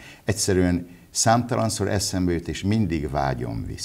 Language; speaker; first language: Hungarian; native; Hungarian